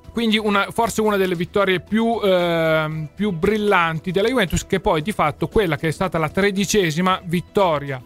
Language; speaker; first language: Italian; native; Italian